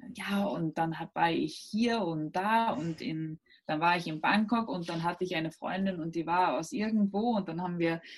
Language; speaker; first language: German; native; German